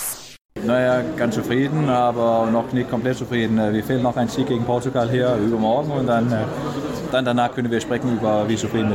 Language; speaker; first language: German; non-native, fluent; Danish